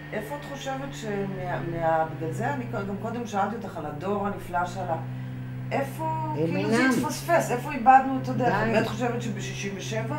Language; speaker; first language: Hebrew; native; Hebrew